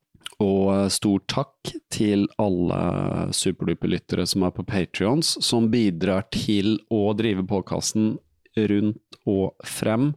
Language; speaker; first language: Norwegian; native; Norwegian